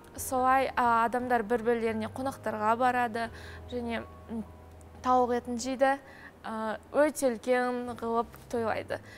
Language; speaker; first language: Kazakh; native; Kazakh